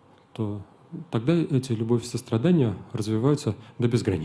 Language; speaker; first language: Russian; native; Russian